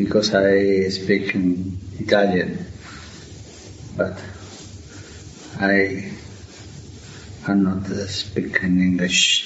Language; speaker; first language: English; non-native, learner; Spanish